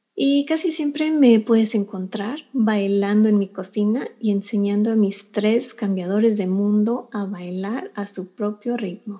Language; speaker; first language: Spanish; early bilingual, heritage; Spanish